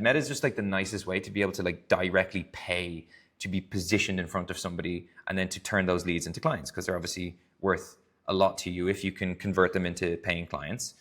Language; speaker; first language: English; native; English